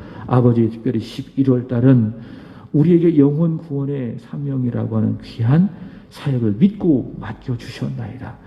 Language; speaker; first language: Korean; native; Korean